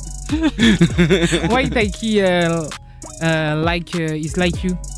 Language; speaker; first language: English; non-native, learner; French